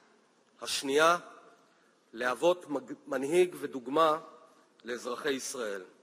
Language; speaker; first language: Hebrew; native; Hebrew